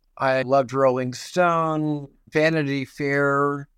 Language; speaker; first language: English; native; English